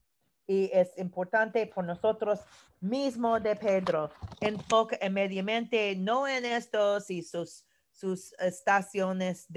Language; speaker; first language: Spanish; non-native, learner; English